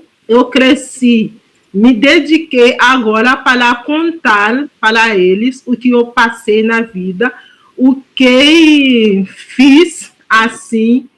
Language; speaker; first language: Portuguese; non-native, fluent; Haitian Creole